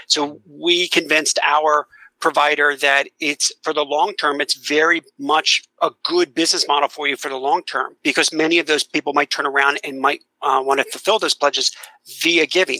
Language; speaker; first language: English; native; English